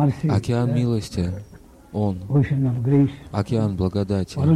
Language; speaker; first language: Russian; native; Russian